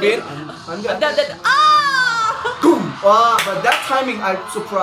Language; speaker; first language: English; non-native, fluent; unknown